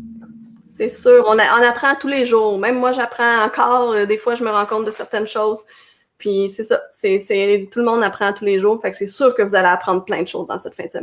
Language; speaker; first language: French; native; French